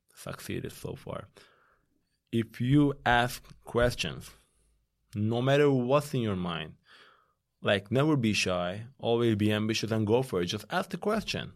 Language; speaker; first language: English; non-native, fluent; Turkish